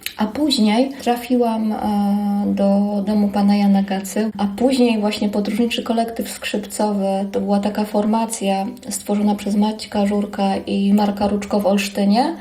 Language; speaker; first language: Polish; native; Polish